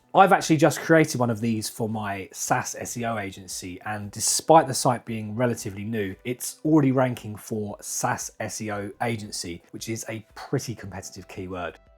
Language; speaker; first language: English; native; English